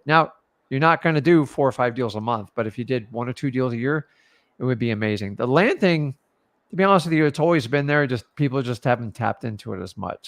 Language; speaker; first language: English; native; English